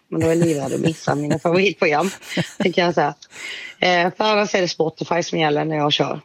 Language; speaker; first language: Swedish; native; Swedish